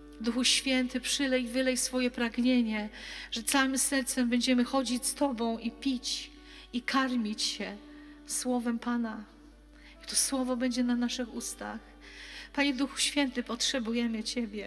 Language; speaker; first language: Polish; native; Polish